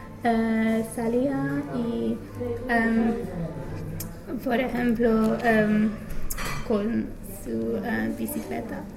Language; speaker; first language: Spanish; non-native, learner; English